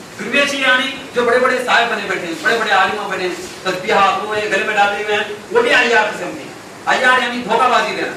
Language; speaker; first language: Urdu; native; Urdu